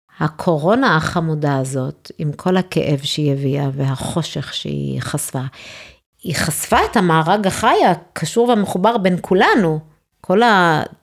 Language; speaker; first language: Hebrew; early bilingual, other home language; English